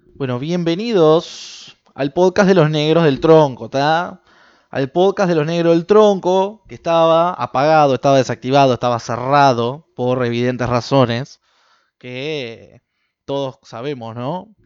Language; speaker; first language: Spanish; native; Spanish